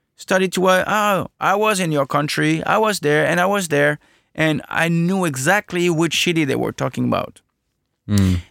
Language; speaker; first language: English; non-native, fluent; French